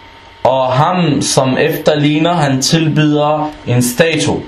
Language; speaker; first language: Danish; non-native, fluent; Arabic